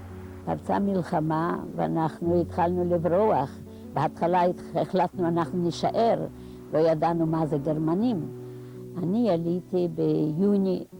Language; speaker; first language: Hebrew; non-native, fluent; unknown